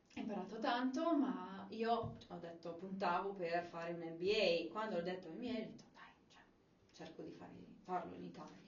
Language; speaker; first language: Italian; non-native, fluent; English